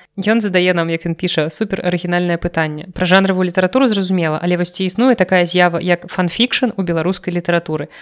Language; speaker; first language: Belarusian; non-native, local second language; Russian